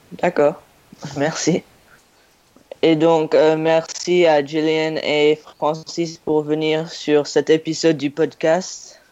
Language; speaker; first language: French; non-native, learner; English